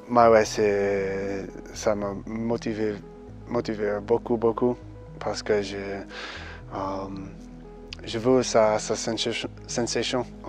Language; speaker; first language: French; early bilingual, heritage; English